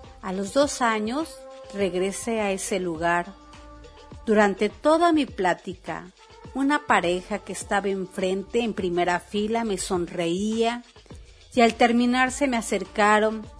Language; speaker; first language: Spanish; native; Spanish